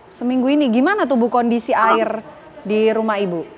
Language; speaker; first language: Indonesian; native; Indonesian